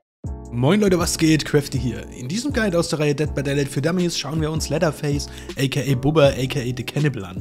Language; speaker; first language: German; native; German